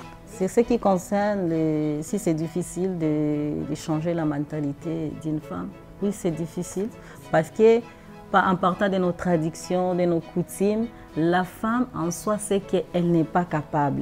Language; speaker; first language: French; non-native, local second language; Swahili